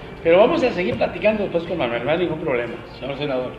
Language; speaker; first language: Spanish; native; Spanish